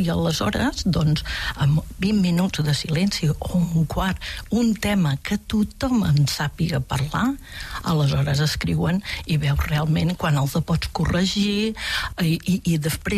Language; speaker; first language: Catalan; native; Catalan